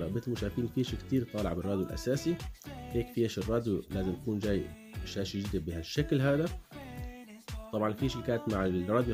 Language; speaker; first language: Arabic; native; Arabic